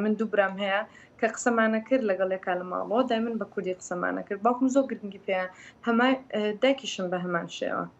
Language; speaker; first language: Central Kurdish; early bilingual, heritage; Central Kurdish